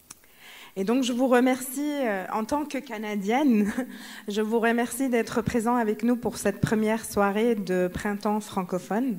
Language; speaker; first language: French; early bilingual, other home language; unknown